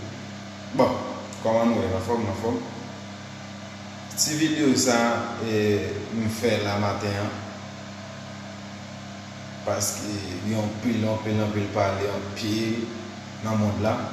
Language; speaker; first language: French; non-native, learner; Haitian Creole